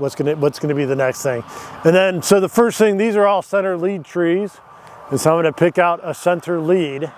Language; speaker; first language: English; native; English